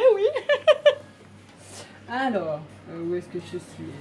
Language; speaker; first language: French; native; French